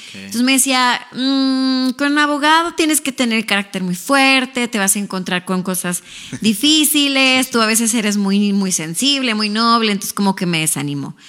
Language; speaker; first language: Spanish; native; Spanish